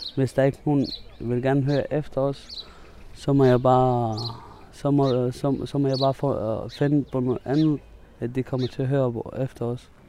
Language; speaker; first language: Danish; non-native, fluent; Arabic